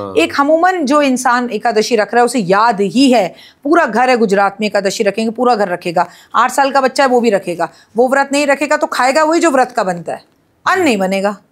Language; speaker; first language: Hindi; native; Hindi